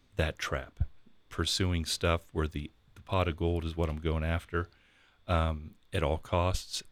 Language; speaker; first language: English; native; English